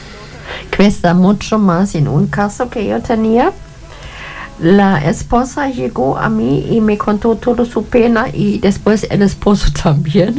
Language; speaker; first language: Spanish; non-native, fluent; German